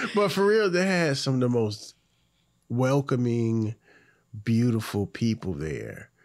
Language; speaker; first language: English; native; English